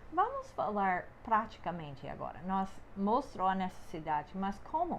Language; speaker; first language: Portuguese; non-native, fluent; English